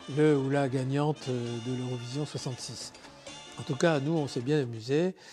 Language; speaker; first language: French; native; French